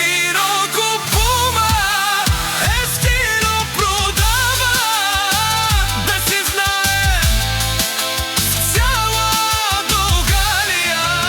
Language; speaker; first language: Bulgarian; non-native, local second language; Romany